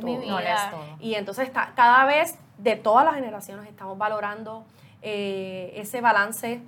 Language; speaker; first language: Spanish; native; Spanish